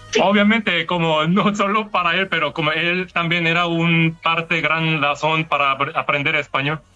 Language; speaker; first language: Spanish; non-native, learner; Korean